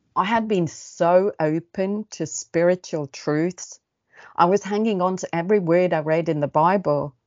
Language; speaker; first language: English; early bilingual, other home language; Estonian